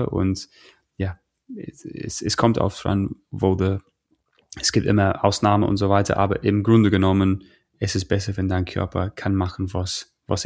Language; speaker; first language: German; non-native, fluent; English